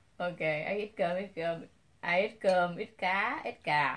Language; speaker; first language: English; non-native, learner; Vietnamese